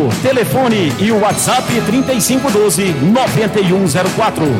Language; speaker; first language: Portuguese; native; Portuguese